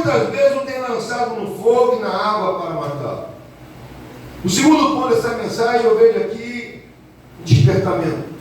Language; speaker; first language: Portuguese; native; Portuguese